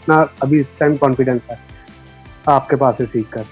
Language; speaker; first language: Hindi; native; Hindi